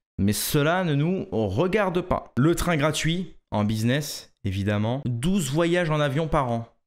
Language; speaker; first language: French; native; French